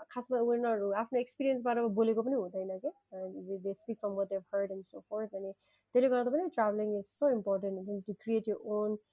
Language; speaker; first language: English; early bilingual, other home language; Nepali